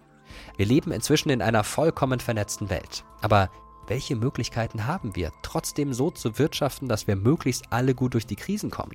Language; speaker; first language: German; native; German